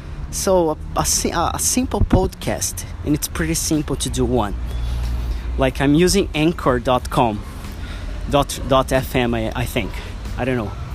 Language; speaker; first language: English; non-native, fluent; Portuguese